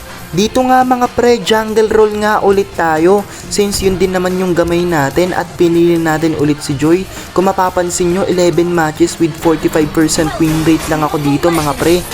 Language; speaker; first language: Filipino; native; Filipino